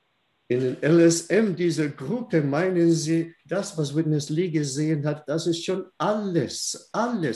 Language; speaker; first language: German; non-native, fluent; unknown